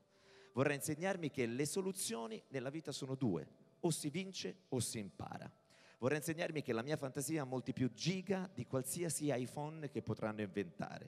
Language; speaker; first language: Italian; native; Italian